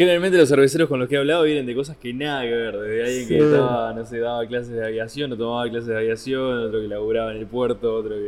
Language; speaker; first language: Spanish; native; Spanish